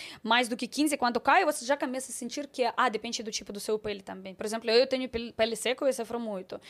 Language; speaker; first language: Portuguese; non-native, fluent; Russian